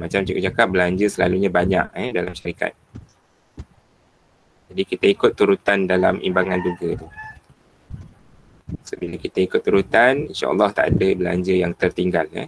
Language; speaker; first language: Malay; native; Malay